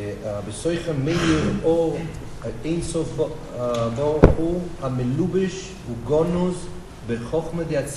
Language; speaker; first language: Hebrew; non-native, fluent; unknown